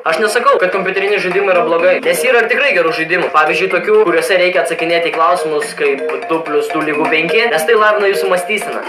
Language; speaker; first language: Lithuanian; native; Lithuanian